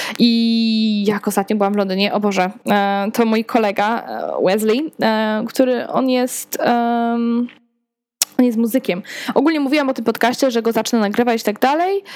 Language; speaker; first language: Polish; early bilingual, heritage; Polish